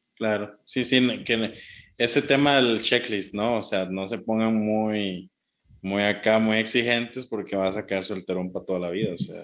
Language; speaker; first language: Spanish; native; Spanish